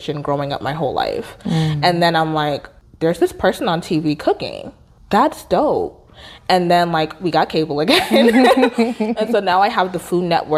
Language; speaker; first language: English; native; English